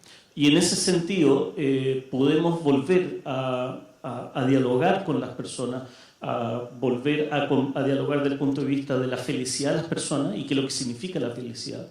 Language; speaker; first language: Spanish; native; Spanish